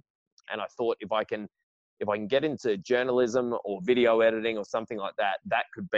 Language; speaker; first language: English; native; English